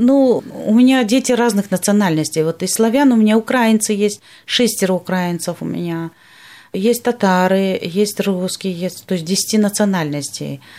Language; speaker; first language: Russian; non-native, local second language; Kyrgyz